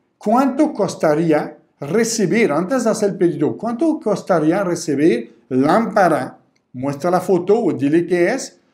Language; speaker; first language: Spanish; non-native, fluent; French